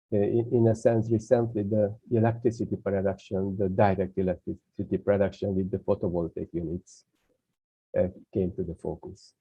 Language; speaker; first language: English; non-native, fluent; Hungarian